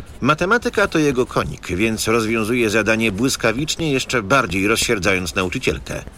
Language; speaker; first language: Polish; native; Polish